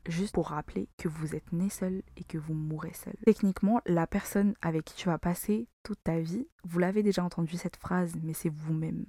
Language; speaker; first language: French; non-native, local second language; Malagasy